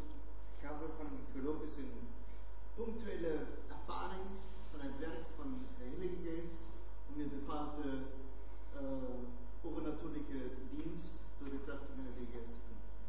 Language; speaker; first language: Dutch; non-native, fluent; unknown